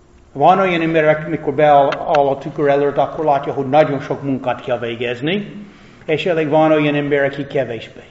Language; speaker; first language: Hungarian; non-native, fluent; English